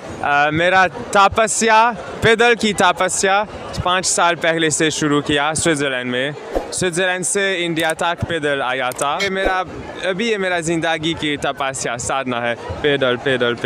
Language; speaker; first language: Hindi; non-native, learner; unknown